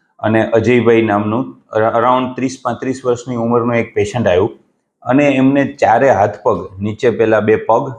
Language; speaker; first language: Gujarati; native; Gujarati